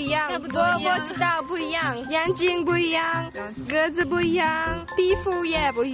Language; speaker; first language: Chinese; non-native, learner; Japanese